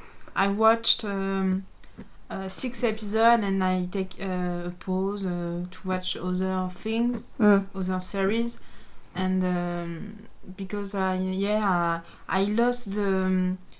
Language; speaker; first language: English; non-native, learner; French